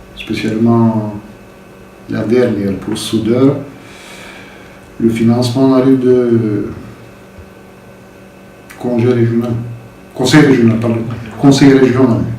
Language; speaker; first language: French; non-native, fluent; Bulgarian